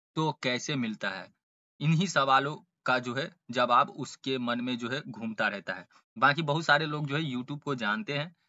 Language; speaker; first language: Hindi; native; Hindi